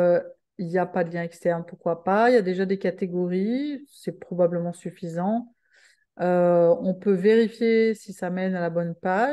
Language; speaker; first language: French; native; French